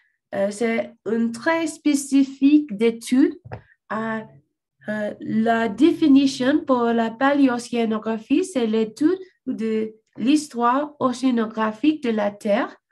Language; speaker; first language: French; non-native, learner; English